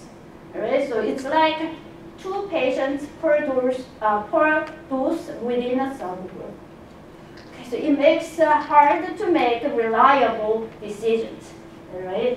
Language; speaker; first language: English; non-native, fluent; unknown